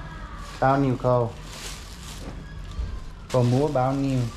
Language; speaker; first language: Vietnamese; non-native, learner; English